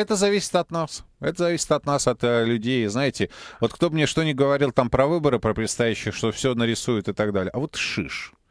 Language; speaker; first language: Russian; native; Russian